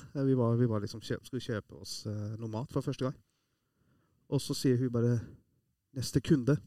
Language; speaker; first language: Norwegian; early bilingual, other home language; Persian